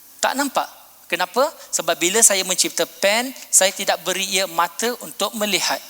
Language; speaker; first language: Malay; non-native, local second language; Punjabi